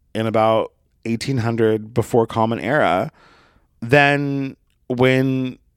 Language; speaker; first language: English; native; English